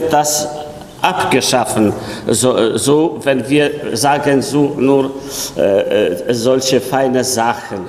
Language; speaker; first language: German; non-native, fluent; Polish